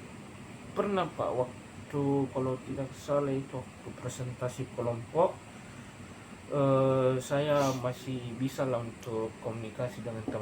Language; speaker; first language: Indonesian; non-native, local second language; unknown